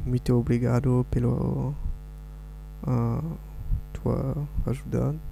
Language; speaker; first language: Portuguese; non-native, learner; French